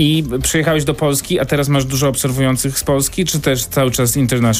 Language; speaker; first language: Polish; native; Polish